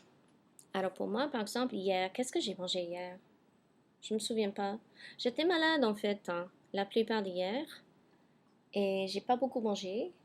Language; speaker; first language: French; non-native, fluent; English